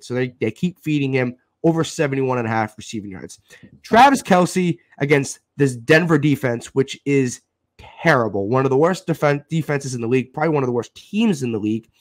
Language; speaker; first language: English; native; English